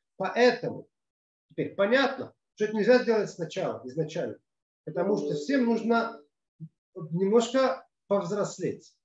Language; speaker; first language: Russian; early bilingual, other home language; Hebrew